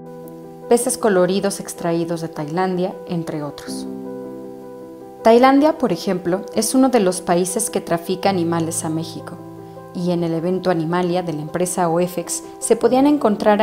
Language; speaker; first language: Spanish; native; Spanish